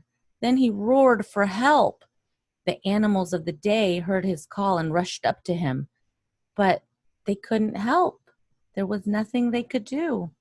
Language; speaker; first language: English; native; English